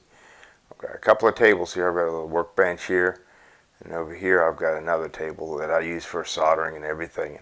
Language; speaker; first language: English; native; English